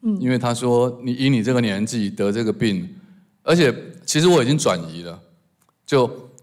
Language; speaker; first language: Chinese; native; Chinese